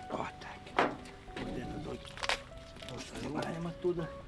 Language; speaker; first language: Russian; non-native, local second language; Chechen